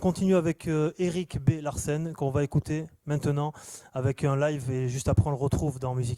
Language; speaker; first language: French; native; French